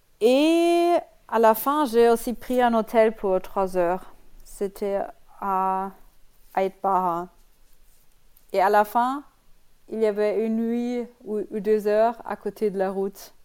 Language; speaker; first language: French; non-native, learner; German